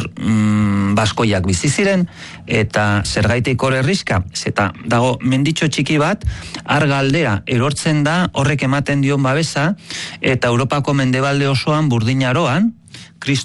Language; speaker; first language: Basque; native; Basque